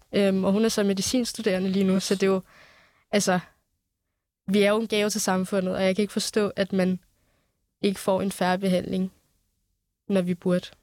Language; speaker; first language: Danish; early bilingual, other home language; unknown